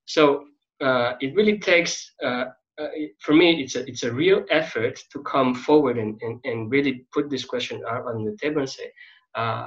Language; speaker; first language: English; non-native, fluent; French